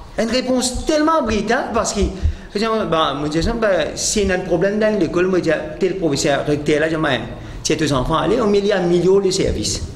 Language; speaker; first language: French; non-native, local second language; Morisyen